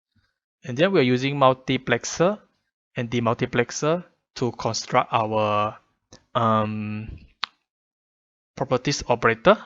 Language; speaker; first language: English; non-native, fluent; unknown